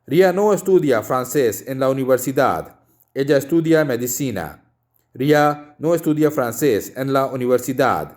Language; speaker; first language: Spanish; non-native, learner; Urdu